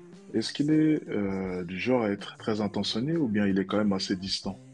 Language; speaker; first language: French; native; French